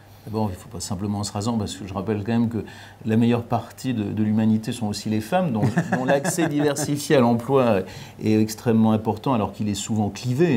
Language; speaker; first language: French; native; French